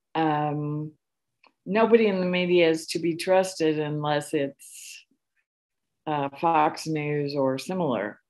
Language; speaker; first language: English; native; English